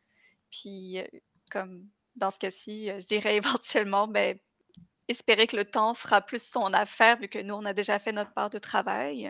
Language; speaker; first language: French; native; French